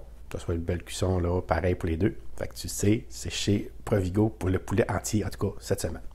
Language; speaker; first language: French; native; French